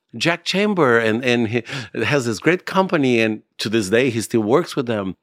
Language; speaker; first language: English; non-native, fluent; Portuguese